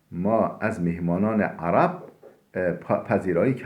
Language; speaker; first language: Persian; non-native, fluent; Turkish